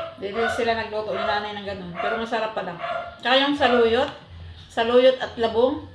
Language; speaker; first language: Filipino; non-native, local second language; Cebuano